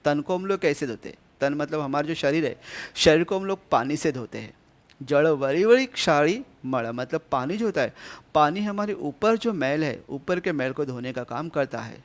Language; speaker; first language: Hindi; non-native, local second language; Marathi